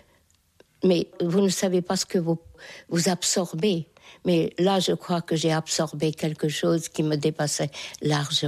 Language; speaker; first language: French; non-native, fluent; Hungarian